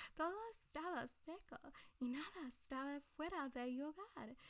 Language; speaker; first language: Spanish; non-native, learner; English